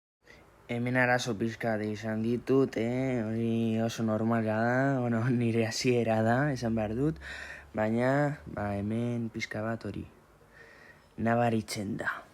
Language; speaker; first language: Basque; non-native, local second language; Spanish